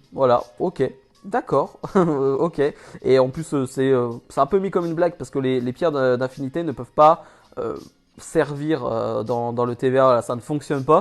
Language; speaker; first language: French; native; French